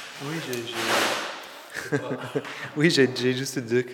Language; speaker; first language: French; non-native, learner; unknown